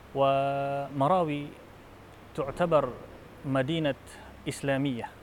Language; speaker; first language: Arabic; non-native, fluent; Filipino